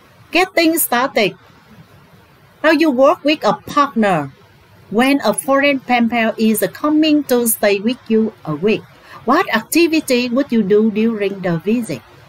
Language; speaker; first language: English; non-native, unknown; Vietnamese